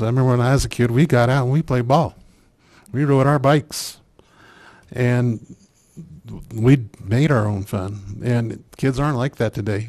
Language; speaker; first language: English; native; English